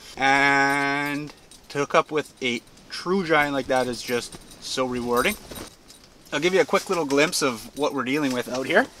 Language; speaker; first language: English; native; English